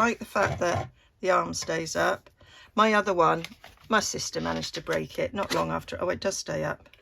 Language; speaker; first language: English; native; English